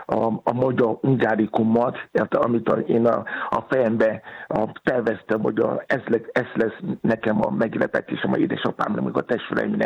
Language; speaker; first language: Hungarian; non-native, fluent; Yoruba